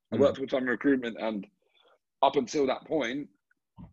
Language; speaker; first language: English; native; English